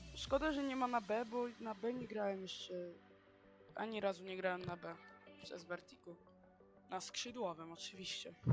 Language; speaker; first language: Polish; native; Polish